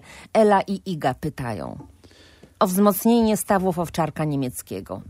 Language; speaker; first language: Polish; native; Polish